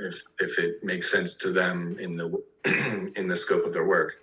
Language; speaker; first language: English; native; English